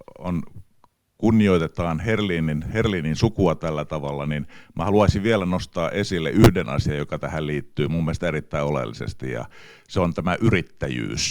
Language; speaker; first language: Finnish; native; Finnish